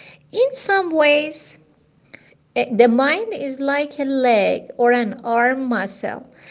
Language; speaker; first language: English; non-native, fluent; Persian